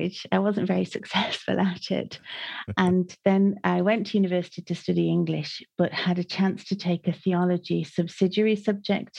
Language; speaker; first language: English; native; English